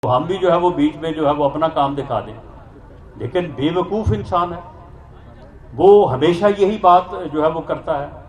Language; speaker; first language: Urdu; non-native, local second language; Punjabi